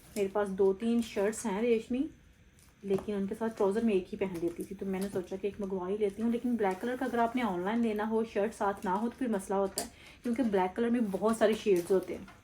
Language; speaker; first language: Urdu; native; Urdu